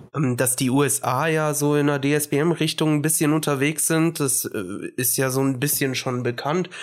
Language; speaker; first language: German; early bilingual, other home language; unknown